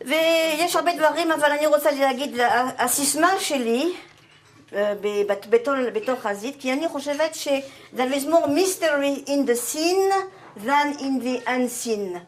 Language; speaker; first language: Hebrew; non-native, fluent; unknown